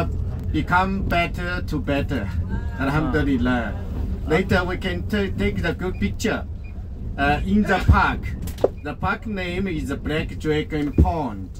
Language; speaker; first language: English; non-native, learner; Chinese